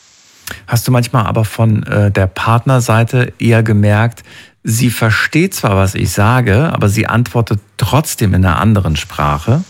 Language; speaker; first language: German; native; German